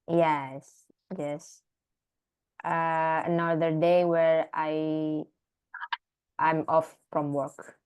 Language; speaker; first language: English; non-native, learner; Indonesian